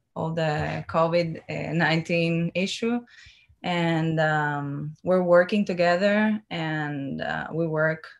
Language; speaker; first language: English; non-native, learner; Spanish